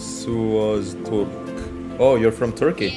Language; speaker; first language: English; non-native, fluent; Indonesian